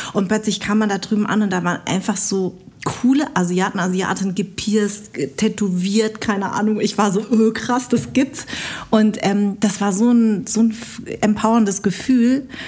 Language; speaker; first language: German; early bilingual, other home language; Vietnamese